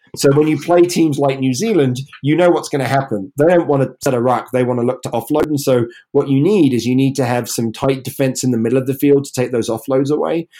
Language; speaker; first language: English; native; English